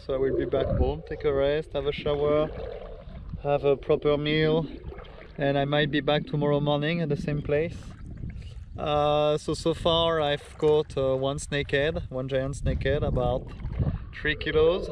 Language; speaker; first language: English; non-native, fluent; French